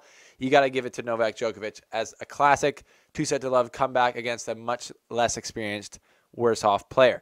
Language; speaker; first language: English; native; English